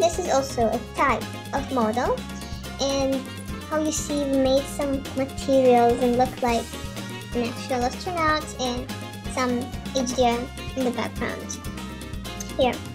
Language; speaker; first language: English; non-native, learner; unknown